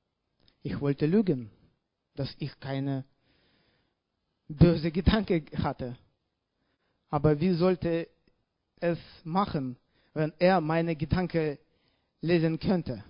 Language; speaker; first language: German; non-native, learner; Russian